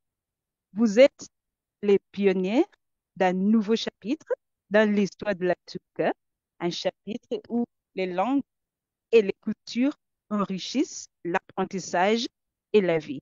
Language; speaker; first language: French; non-native, fluent; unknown